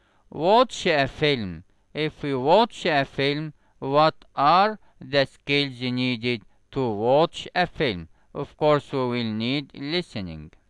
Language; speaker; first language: English; non-native, fluent; Arabic